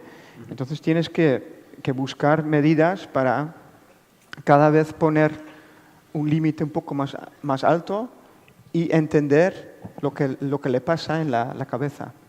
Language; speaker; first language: Spanish; non-native, fluent; Dutch